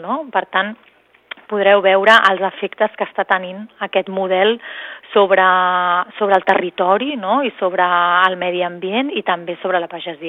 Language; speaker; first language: Catalan; native; Catalan